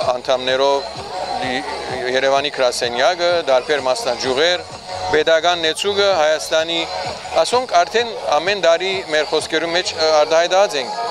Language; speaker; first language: Armenian; early bilingual, heritage; Armenian